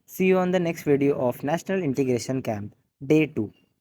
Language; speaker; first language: Hindi; non-native, local second language; Marathi